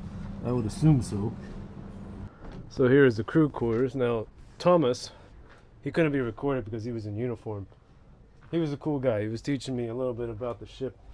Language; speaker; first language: English; native; English